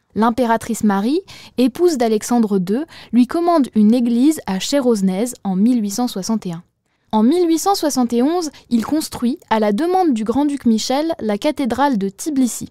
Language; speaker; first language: French; native; French